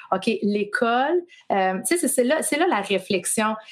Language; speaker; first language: French; native; French